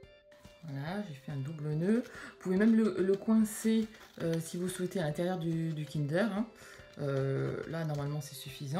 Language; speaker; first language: French; native; French